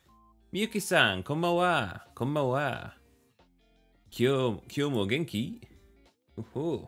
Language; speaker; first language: Japanese; non-native, learner; English